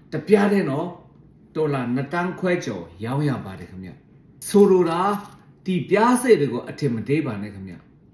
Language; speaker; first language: Burmese; non-native, local second language; Shan